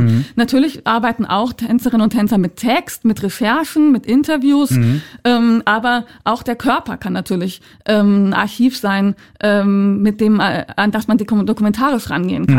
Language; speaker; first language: German; native; German